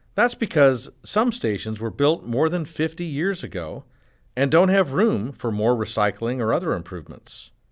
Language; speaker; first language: English; native; English